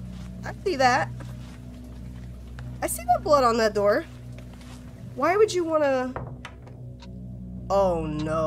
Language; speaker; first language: English; native; English